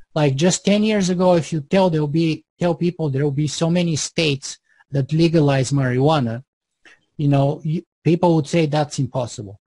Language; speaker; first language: English; non-native, fluent; Bulgarian